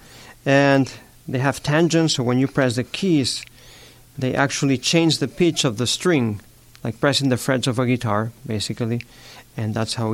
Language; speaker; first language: English; non-native, fluent; Spanish